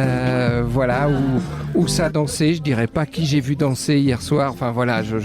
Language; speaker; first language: French; native; French